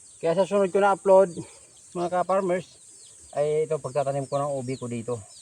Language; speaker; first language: Filipino; non-native, local second language; Cebuano